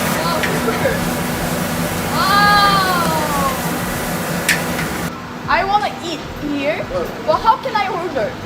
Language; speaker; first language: English; non-native, learner; Japanese